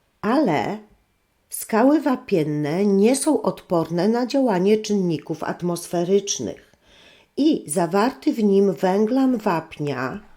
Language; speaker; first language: Polish; native; Polish